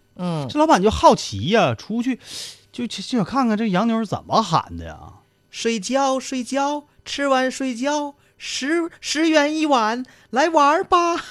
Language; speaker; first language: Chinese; native; Chinese